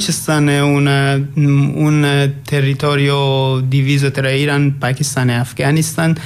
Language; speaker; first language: Italian; non-native, fluent; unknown